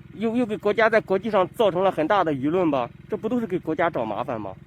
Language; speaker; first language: Chinese; native; Chinese